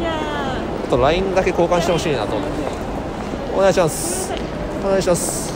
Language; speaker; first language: Japanese; native; Japanese